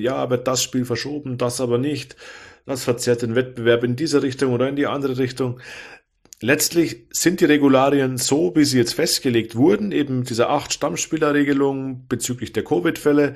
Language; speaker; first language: German; native; German